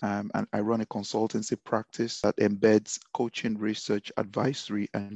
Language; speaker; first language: English; non-native, local second language; Yoruba